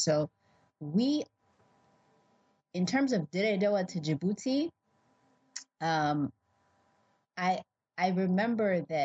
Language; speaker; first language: English; early bilingual, other home language; Oromo